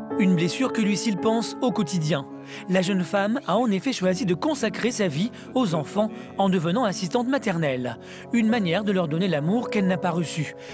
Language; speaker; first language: French; native; French